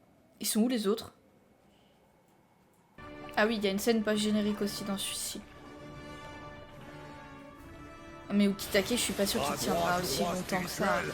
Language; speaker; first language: French; native; French